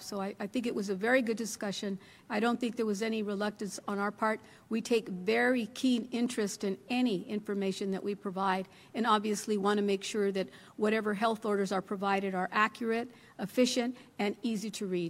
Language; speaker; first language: English; early bilingual, other home language; Spanish